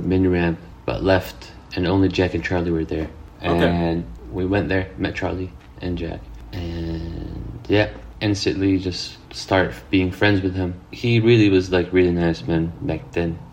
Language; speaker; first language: English; non-native, fluent; Arabic